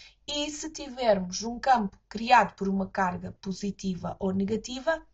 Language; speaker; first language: Portuguese; native; Portuguese